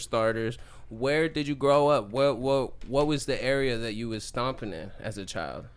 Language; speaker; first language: English; native; English